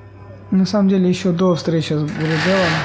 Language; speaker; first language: Russian; native; Russian